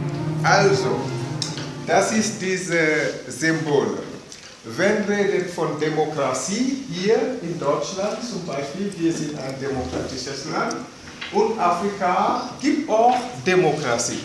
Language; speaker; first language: German; non-native, fluent; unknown